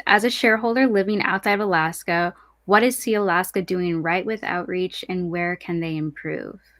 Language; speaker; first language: English; native; English